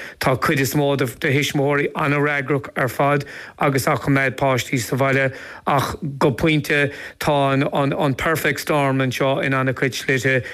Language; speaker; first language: Irish; non-native, local second language; English